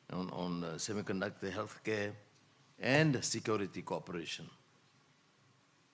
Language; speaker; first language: English; non-native, local second language; Malay